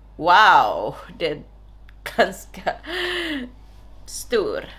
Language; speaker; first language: Swedish; non-native, learner; Indonesian